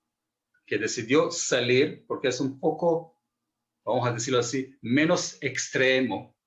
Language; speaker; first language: Spanish; non-native, fluent; Hebrew